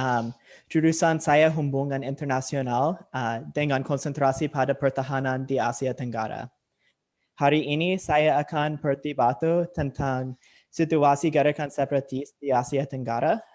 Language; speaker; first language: Indonesian; non-native, learner; English